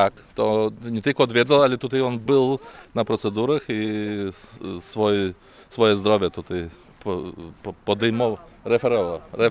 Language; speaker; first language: Polish; non-native, learner; Lithuanian